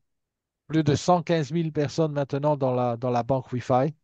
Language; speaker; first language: French; native; French